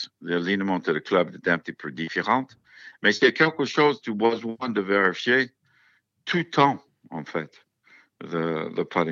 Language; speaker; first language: French; non-native, fluent; English